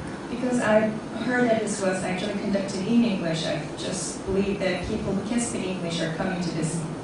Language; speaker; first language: English; non-native, fluent; Korean